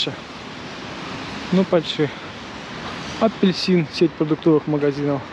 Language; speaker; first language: Russian; native; Russian